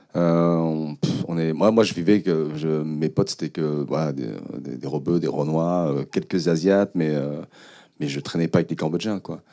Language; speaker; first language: French; early bilingual, other home language; Khmer